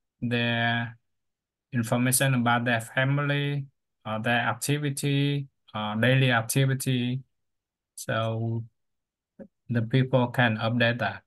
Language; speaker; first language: English; non-native, learner; Vietnamese